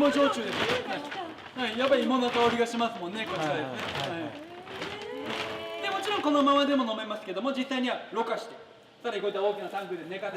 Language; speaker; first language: Japanese; native; Japanese